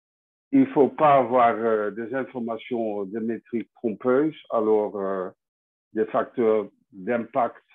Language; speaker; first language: French; non-native, fluent; Dutch